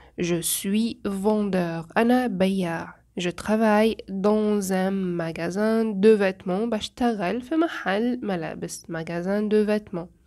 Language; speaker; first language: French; non-native, fluent; Arabic